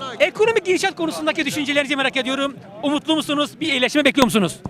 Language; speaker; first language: Turkish; native; Turkish